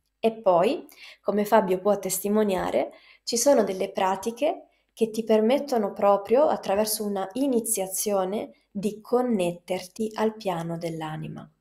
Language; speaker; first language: Italian; native; Italian